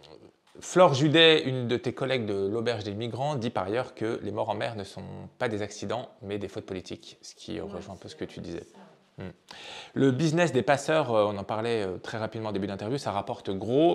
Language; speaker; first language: French; native; French